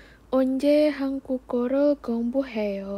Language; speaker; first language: Korean; non-native, fluent; Indonesian